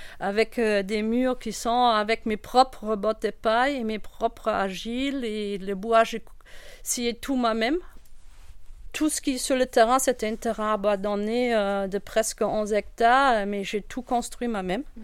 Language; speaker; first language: French; non-native, fluent; German